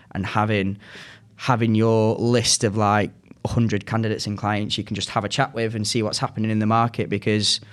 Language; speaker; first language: English; native; English